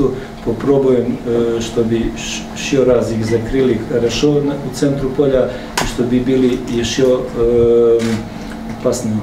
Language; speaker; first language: Russian; non-native, learner; Serbian